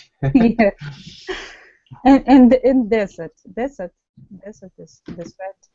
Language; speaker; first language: English; non-native, learner; Russian